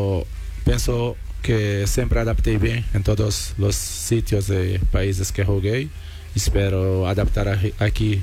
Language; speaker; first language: Portuguese; non-native, local second language; Kabuverdianu